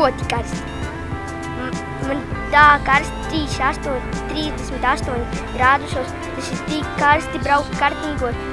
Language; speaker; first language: Latvian; non-native, local second language; Russian